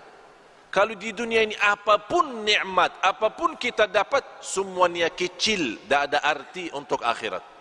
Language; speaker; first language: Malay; non-native, fluent; Arabic